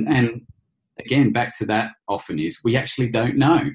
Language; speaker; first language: English; native; English